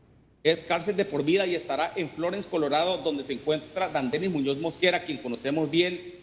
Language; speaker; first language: Spanish; native; Spanish